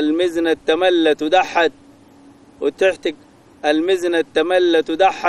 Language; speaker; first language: Arabic; native; Arabic